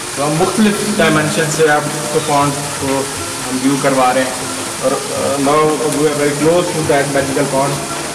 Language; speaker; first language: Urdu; non-native, local second language; Punjabi